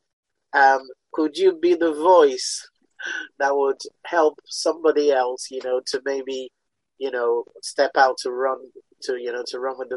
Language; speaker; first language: English; non-native, local second language; Yoruba